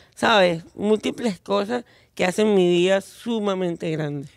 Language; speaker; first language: Spanish; native; Spanish